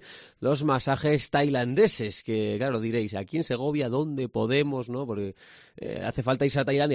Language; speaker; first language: Spanish; native; Spanish